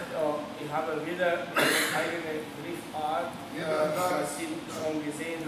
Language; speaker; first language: German; non-native, fluent; Croatian